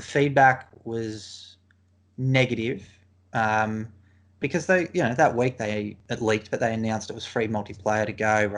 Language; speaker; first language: English; native; English